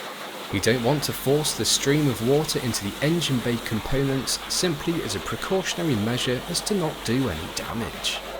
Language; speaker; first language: English; native; English